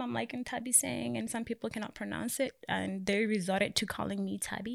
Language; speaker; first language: English; non-native, local second language; Tswana